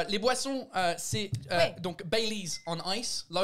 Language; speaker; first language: French; non-native, fluent; English